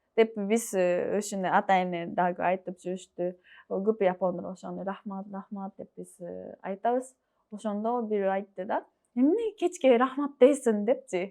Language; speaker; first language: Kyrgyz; non-native, fluent; Japanese